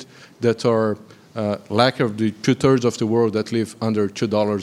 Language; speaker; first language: English; non-native, fluent; Portuguese